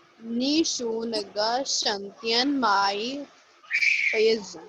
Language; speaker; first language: Chinese; non-native, learner; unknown